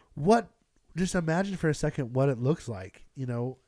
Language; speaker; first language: English; native; English